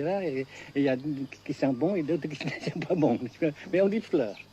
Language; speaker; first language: French; non-native, local second language; Vietnamese